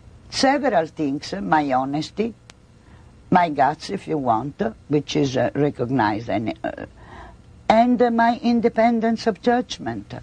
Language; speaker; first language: English; non-native, fluent; Italian